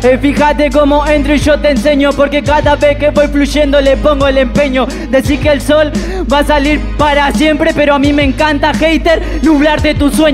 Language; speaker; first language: Spanish; native; Spanish